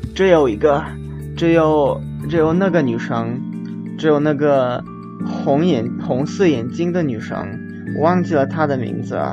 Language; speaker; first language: Chinese; non-native, learner; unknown